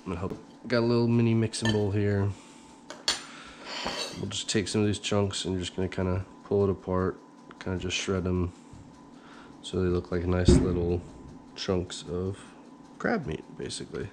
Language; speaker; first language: English; native; English